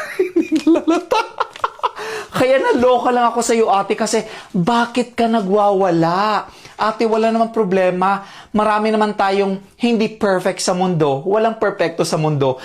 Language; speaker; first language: Filipino; native; Filipino